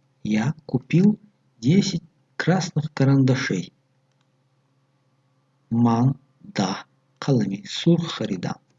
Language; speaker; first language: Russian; non-native, local second language; Tajik